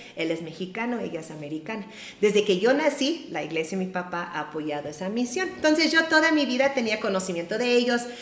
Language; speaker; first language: Spanish; non-native, fluent; English